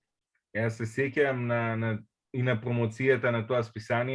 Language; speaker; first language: Macedonian; native; Macedonian